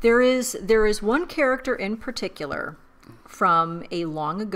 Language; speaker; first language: English; native; English